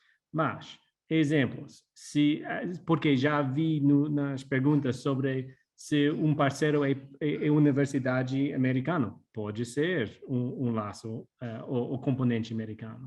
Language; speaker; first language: Portuguese; non-native, fluent; English